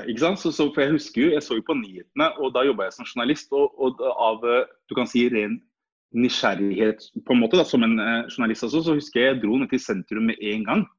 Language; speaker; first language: Norwegian; early bilingual, other home language; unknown